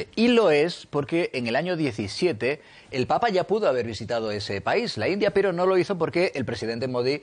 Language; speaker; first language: Spanish; native; Spanish